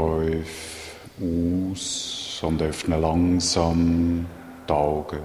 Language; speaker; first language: German; native; German